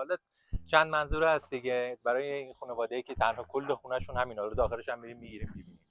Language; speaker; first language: Persian; native; Persian